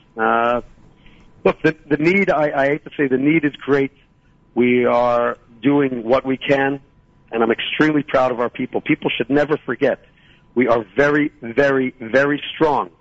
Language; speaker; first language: English; native; English